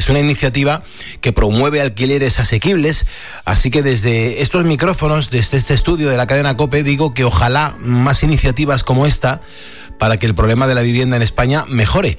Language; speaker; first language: Spanish; native; Spanish